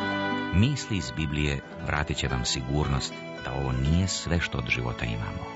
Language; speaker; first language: Croatian; native; Croatian